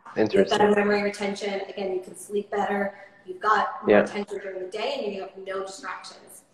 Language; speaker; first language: English; native; English